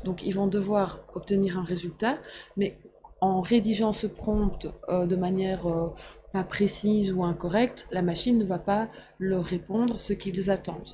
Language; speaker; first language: French; native; French